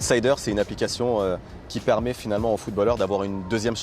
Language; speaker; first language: French; native; French